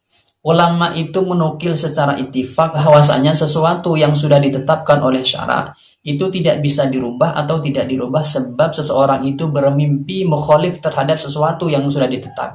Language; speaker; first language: Indonesian; native; Indonesian